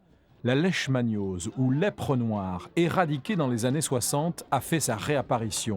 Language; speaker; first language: French; native; French